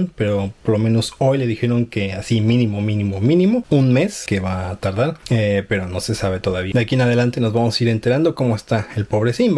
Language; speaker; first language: Spanish; native; Spanish